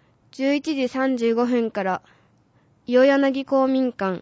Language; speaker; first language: Japanese; native; Japanese